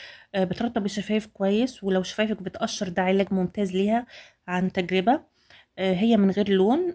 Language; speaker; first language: Arabic; native; Arabic